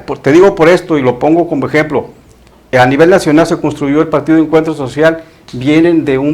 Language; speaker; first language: Spanish; native; Spanish